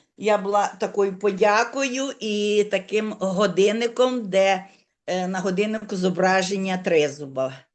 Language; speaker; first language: Ukrainian; native; Ukrainian